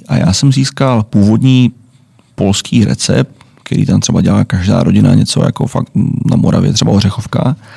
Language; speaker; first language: Czech; native; Czech